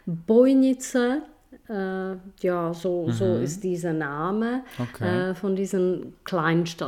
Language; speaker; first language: German; non-native, fluent; Czech